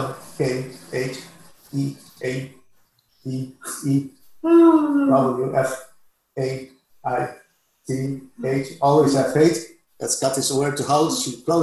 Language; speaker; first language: English; non-native, fluent; Papiamento